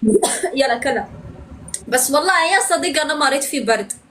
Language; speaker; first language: Arabic; non-native, learner; Pashto